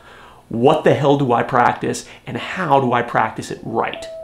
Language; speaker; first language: English; native; English